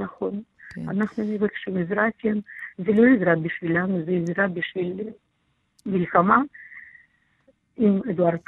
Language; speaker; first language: Hebrew; non-native, learner; Russian